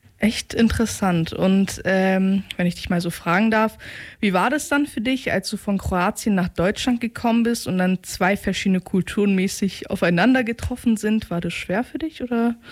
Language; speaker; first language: German; native; German